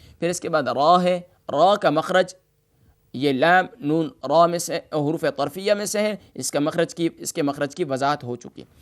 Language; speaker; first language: Urdu; native; Urdu